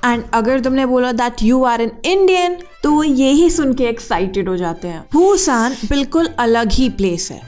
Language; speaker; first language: Hindi; native; Hindi